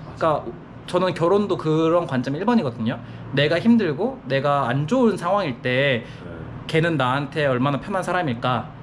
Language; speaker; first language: Korean; native; Korean